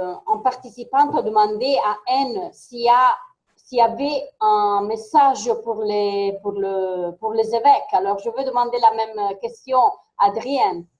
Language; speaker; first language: French; non-native, fluent; Italian